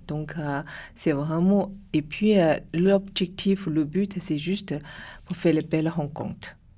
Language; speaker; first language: French; non-native, fluent; Chinese